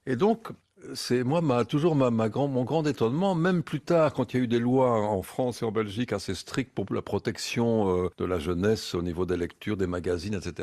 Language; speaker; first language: French; native; French